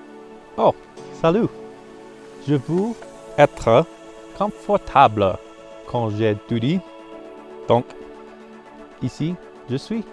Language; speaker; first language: French; non-native, learner; English